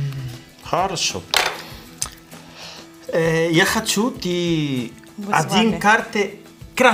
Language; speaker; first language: Russian; non-native, learner; Spanish